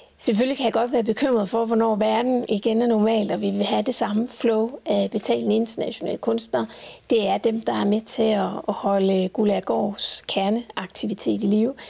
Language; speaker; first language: Danish; native; Danish